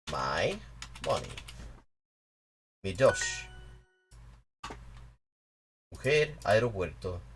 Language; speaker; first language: Spanish; non-native, learner; English